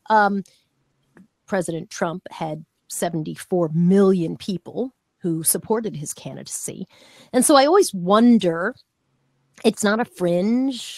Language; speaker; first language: English; native; English